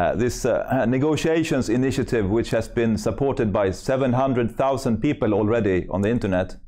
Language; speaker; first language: English; non-native, fluent; Swedish